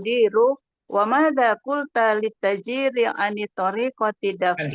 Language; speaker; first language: Arabic; non-native, learner; Indonesian